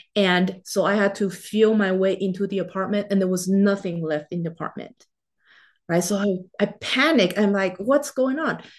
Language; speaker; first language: English; non-native, fluent; Chinese